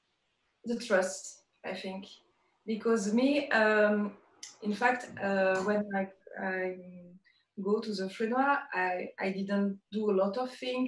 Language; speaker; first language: English; non-native, learner; French